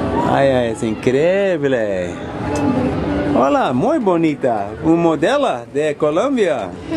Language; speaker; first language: Spanish; non-native, learner; English